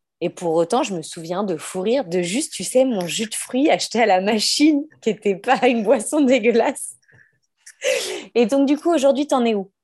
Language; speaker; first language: French; native; French